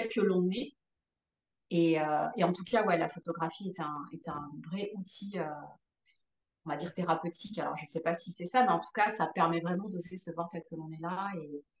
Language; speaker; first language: French; native; French